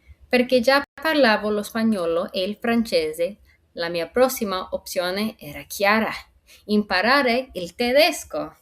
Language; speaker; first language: Italian; non-native, fluent; English